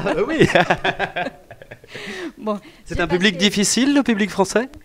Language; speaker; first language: French; native; French